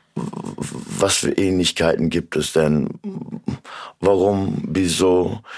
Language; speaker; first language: German; early bilingual, other home language; Turkish